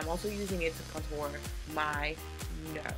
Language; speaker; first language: English; native; English